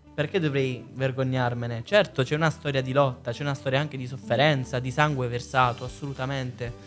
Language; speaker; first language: Italian; native; Italian